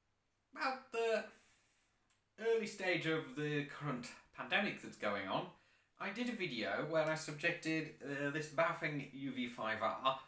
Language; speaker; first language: English; native; English